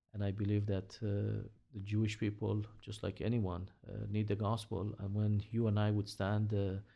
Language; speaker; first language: English; non-native, fluent; Hebrew